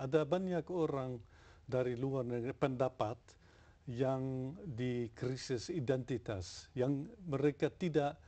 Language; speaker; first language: Indonesian; non-native, fluent; Dutch